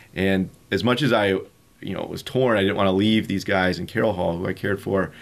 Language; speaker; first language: English; native; English